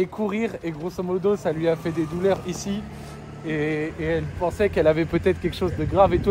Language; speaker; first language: French; native; French